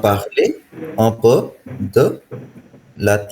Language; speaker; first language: French; non-native, fluent; Hindi